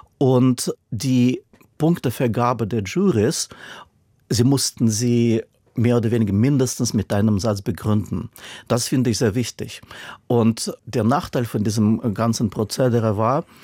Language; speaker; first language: German; non-native, fluent; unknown